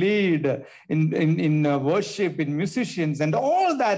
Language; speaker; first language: English; non-native, local second language; Malayalam